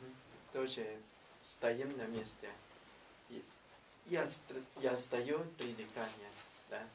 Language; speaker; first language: Russian; non-native, fluent; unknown